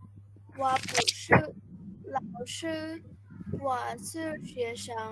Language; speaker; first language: Chinese; non-native, learner; Khmer